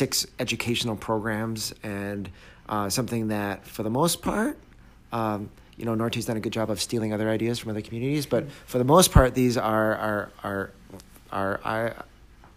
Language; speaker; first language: English; native; English